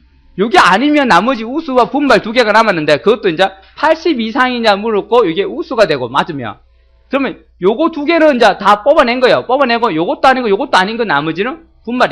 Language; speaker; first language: Korean; native; Korean